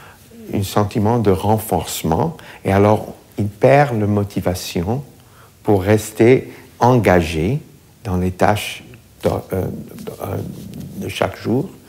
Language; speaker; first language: French; non-native, fluent; English